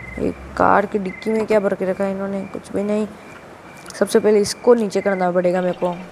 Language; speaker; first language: Hindi; non-native, local second language; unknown